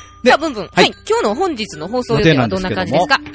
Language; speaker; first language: Japanese; native; Japanese